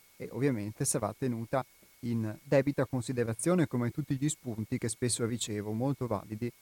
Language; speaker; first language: Italian; non-native, fluent; Albanian